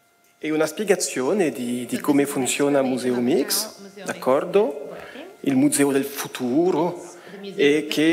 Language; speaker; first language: Italian; non-native, fluent; French